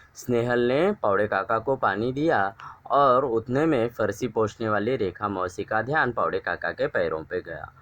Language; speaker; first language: Hindi; non-native, local second language; Marathi